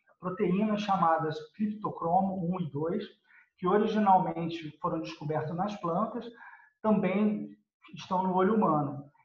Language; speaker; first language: Portuguese; native; Portuguese